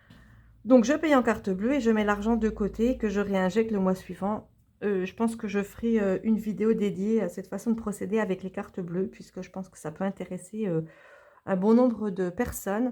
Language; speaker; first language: French; native; French